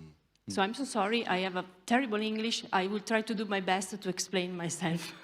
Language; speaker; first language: English; non-native, learner; Italian